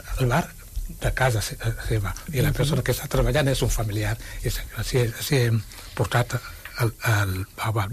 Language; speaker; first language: Catalan; non-native, fluent; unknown